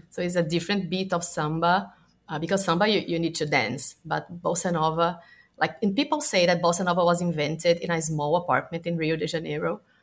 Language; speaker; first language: English; non-native, fluent; Portuguese